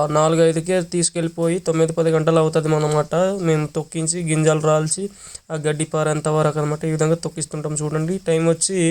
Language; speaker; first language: Telugu; non-native, local second language; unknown